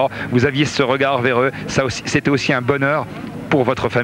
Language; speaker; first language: French; native; French